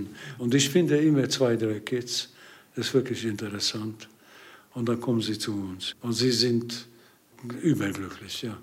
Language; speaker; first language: German; non-native, learner; Hungarian